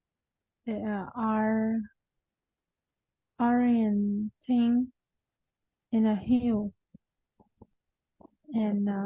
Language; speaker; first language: English; non-native, learner; Vietnamese